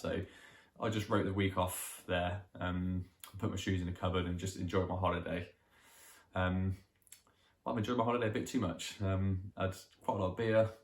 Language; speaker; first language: English; native; English